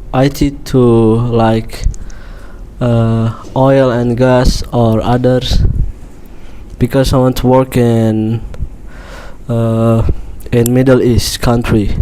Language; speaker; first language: English; non-native, learner; Indonesian